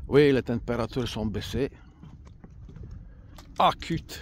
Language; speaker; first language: French; non-native, learner; Romanian